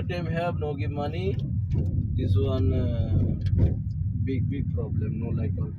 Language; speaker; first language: English; non-native, learner; Bangla